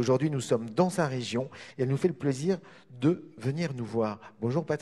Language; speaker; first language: French; native; French